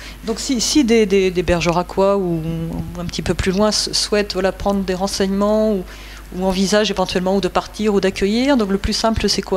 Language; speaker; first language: French; native; French